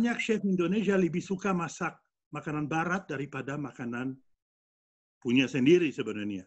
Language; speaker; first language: Indonesian; non-native, fluent; French